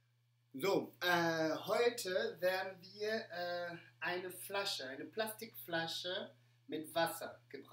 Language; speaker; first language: German; non-native, fluent; French